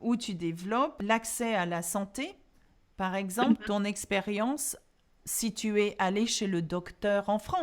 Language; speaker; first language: French; non-native, fluent; English